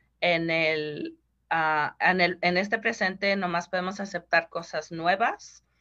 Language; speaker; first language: Spanish; early bilingual, heritage; Spanish